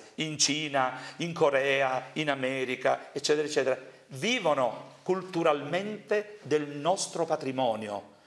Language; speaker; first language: Italian; native; Italian